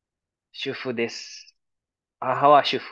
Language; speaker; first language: Japanese; non-native, fluent; Filipino